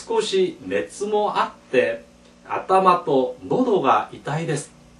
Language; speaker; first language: Japanese; non-native, fluent; Korean